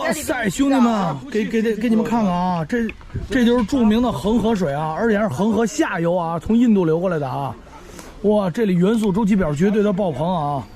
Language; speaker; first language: Chinese; native; Chinese